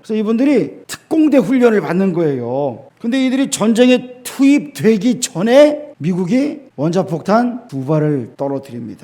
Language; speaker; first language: Korean; native; Korean